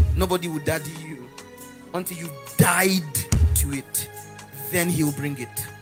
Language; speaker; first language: English; non-native, local second language; Yoruba